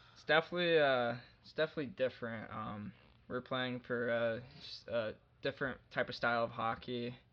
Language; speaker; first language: English; native; English